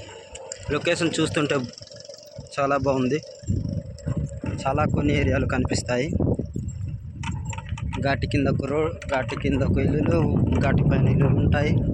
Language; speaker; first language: Telugu; native; Telugu